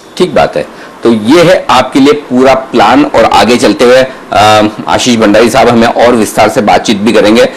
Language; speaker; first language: Hindi; native; Hindi